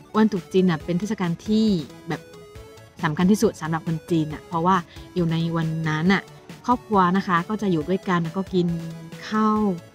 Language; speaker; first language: Thai; non-native, fluent; Chinese